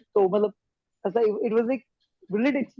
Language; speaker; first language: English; non-native, local second language; Hindi